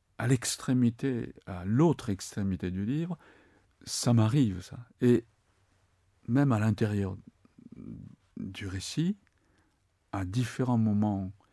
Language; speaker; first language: French; non-native, fluent; Japanese